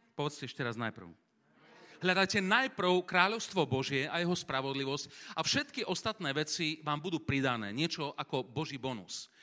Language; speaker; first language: Slovak; native; Slovak